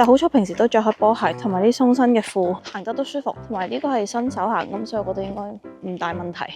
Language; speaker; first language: Cantonese; native; Cantonese